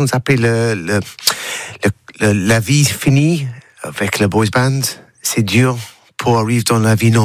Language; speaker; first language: French; non-native, learner; English